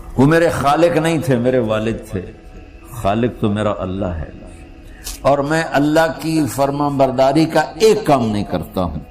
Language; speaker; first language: Urdu; non-native, local second language; Punjabi